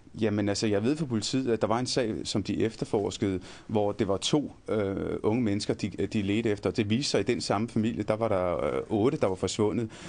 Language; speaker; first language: Danish; early bilingual, other home language; Punjabi